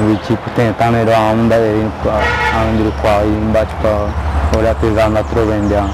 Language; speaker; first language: Portuguese; non-native, local second language; Guarani